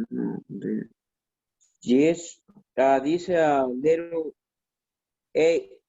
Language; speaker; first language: English; non-native, learner; Spanish